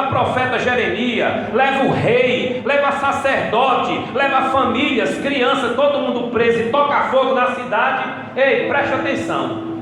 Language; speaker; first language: Portuguese; native; Portuguese